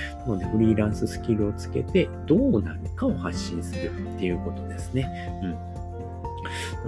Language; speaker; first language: Japanese; native; Japanese